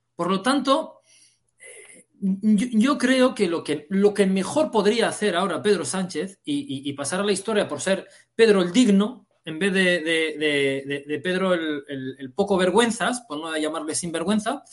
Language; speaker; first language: Spanish; early bilingual, heritage; Arabic